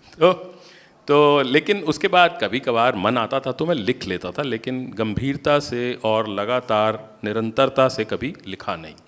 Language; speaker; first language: Hindi; native; Hindi